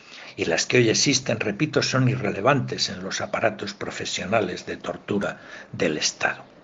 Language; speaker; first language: Spanish; native; Spanish